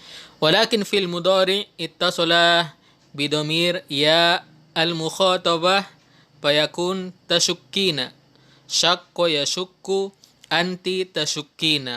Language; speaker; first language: Arabic; non-native, fluent; Indonesian